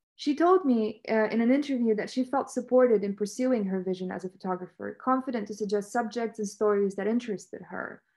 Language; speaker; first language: English; non-native, fluent; Romanian